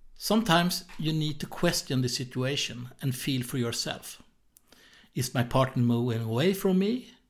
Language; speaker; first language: English; non-native, fluent; Swedish